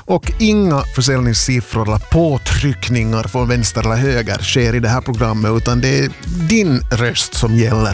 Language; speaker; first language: Swedish; native; Swedish